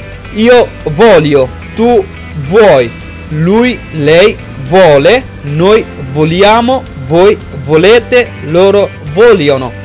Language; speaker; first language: Italian; non-native, fluent; Bangla